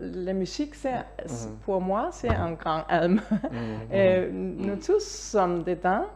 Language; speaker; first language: French; non-native, fluent; Danish